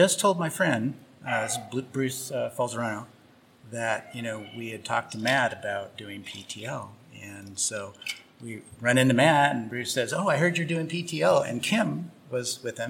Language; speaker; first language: English; native; English